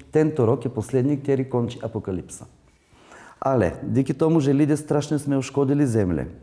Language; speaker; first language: Czech; non-native, learner; Bulgarian